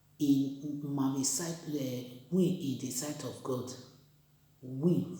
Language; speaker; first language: Nigerian Pidgin; non-native, local second language; Bini